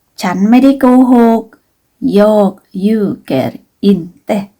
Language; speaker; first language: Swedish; non-native, fluent; Thai